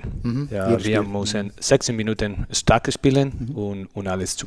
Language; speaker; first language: German; non-native, learner; Spanish